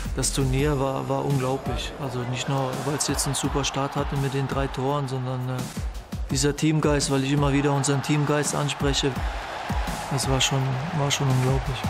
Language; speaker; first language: German; early bilingual, other home language; Polish